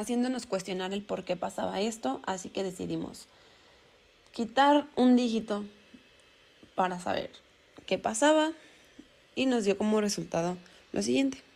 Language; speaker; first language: Spanish; native; Spanish